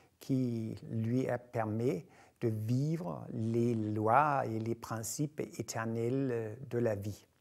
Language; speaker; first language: French; non-native, fluent; Danish